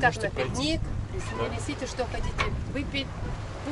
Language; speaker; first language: Russian; non-native, local second language; Lithuanian